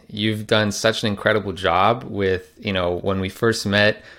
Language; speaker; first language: English; native; English